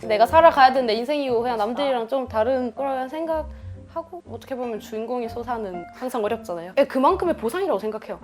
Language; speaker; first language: Korean; early bilingual, other home language; Russian